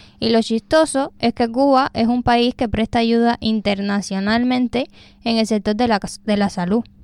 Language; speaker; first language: Spanish; native; Spanish